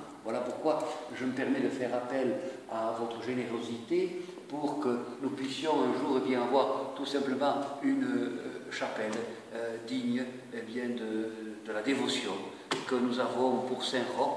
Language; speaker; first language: French; native; French